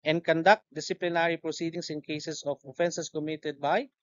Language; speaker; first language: English; non-native, local second language; Filipino